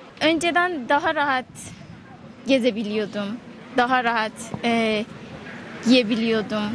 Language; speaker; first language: Turkish; non-native, learner; Persian